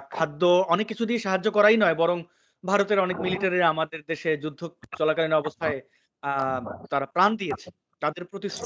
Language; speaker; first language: Bangla; native; Bangla